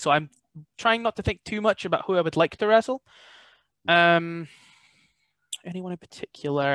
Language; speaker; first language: English; native; English